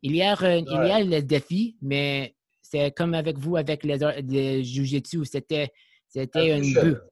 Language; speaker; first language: French; non-native, learner; English